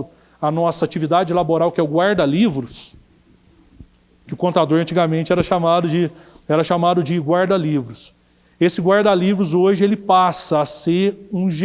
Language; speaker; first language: Portuguese; native; Portuguese